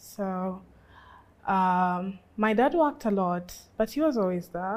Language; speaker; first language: English; native; English